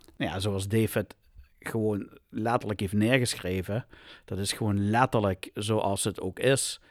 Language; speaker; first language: Dutch; native; Dutch